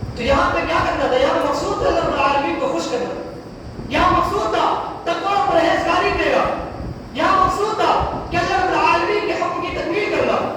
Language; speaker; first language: Urdu; native; Urdu